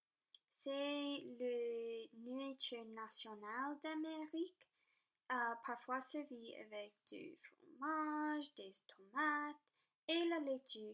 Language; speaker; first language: French; non-native, local second language; English